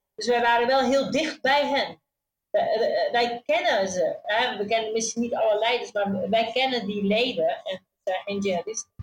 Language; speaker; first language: Dutch; native; Dutch